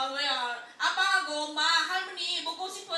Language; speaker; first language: Korean; non-native, learner; Vietnamese